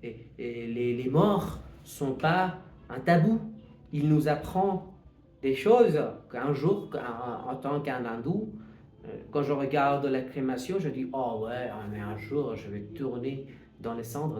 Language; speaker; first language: French; non-native, fluent; Hindi